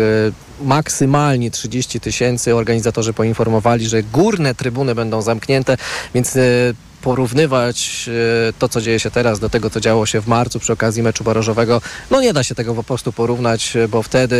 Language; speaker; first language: Polish; native; Polish